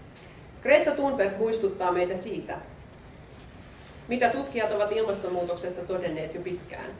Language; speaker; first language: Finnish; native; Finnish